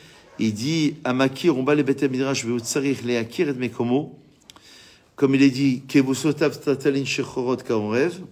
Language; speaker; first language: French; native; French